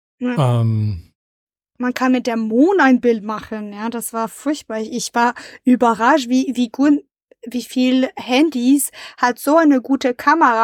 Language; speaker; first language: German; non-native, learner; French